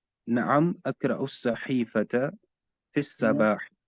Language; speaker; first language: Arabic; non-native, learner; Hindi